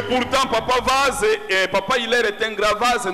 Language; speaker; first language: French; non-native, local second language; Lingala